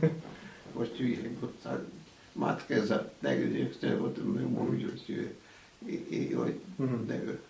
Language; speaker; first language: Polish; native; Polish